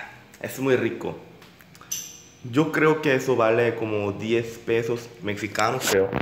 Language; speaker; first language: Spanish; non-native, learner; Korean